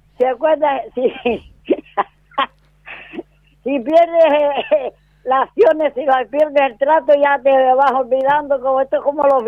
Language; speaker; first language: Spanish; native; Spanish